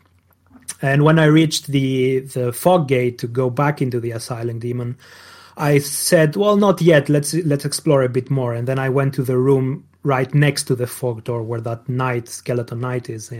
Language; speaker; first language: English; non-native, fluent; Greek